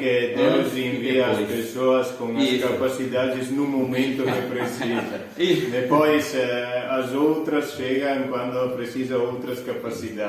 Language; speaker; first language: Portuguese; non-native, fluent; Italian